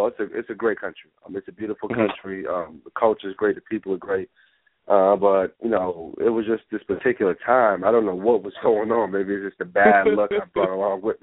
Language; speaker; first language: English; non-native, local second language; Yoruba